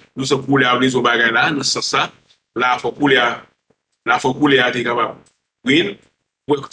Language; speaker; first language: English; non-native, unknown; Haitian Creole